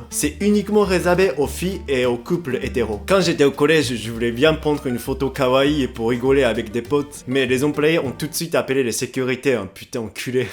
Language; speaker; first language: French; non-native, fluent; Japanese